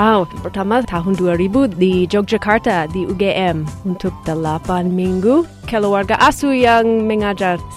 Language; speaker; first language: Indonesian; non-native, fluent; English